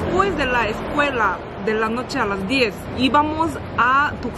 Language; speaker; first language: Spanish; non-native, learner; Korean